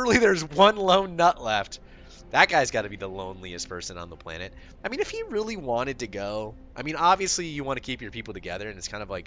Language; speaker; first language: English; native; English